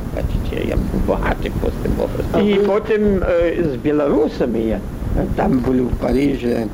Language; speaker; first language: Russian; non-native, learner; French